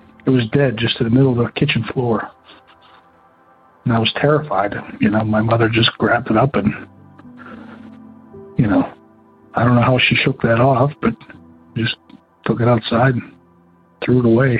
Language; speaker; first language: English; native; English